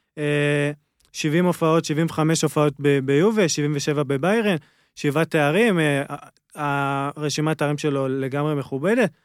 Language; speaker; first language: Hebrew; native; Hebrew